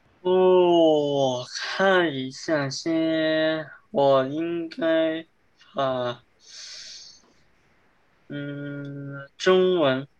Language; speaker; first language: Chinese; early bilingual, heritage; Chinese